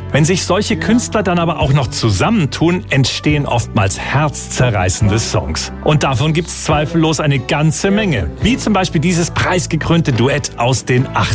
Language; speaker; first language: German; native; German